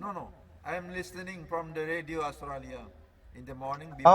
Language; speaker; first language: English; non-native, learner; Sasak